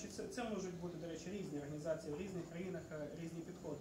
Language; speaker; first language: Ukrainian; native; Ukrainian